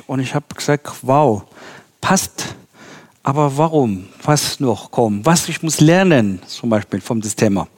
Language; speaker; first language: German; non-native, learner; Persian